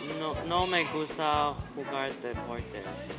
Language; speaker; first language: Spanish; non-native, learner; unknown